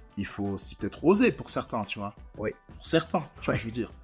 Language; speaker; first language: French; native; French